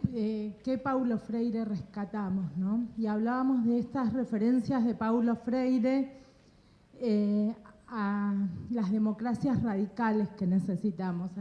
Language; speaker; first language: Spanish; native; Spanish